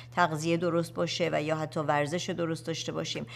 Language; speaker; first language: Persian; native; Persian